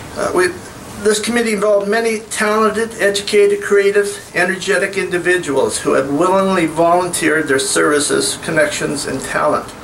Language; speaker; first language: English; native; English